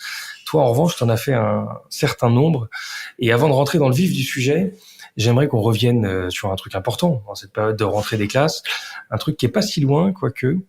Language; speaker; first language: French; native; French